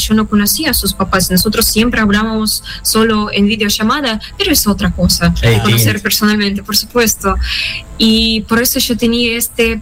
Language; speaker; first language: Spanish; non-native, fluent; Russian